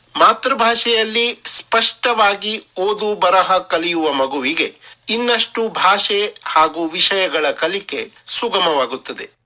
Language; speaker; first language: Kannada; non-native, local second language; Marathi